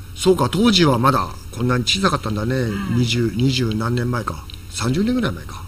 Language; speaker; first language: Japanese; native; Japanese